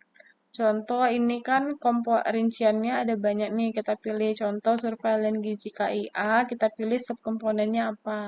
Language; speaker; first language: Indonesian; native; Indonesian